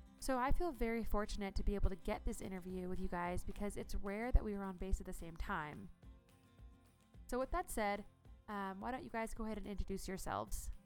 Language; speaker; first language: English; native; English